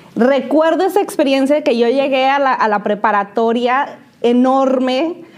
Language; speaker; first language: Spanish; native; Spanish